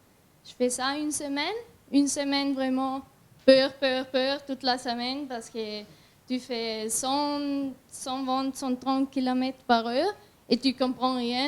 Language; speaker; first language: French; non-native, learner; German